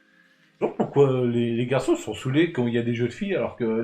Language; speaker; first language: French; native; French